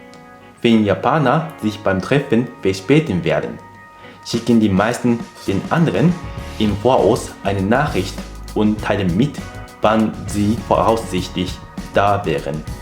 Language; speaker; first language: German; non-native, fluent; Japanese